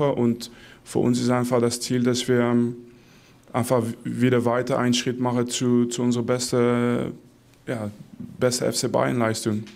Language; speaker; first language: German; non-native, fluent; Dutch